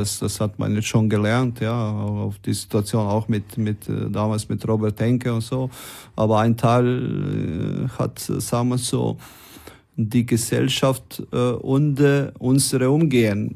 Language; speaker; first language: German; non-native, fluent; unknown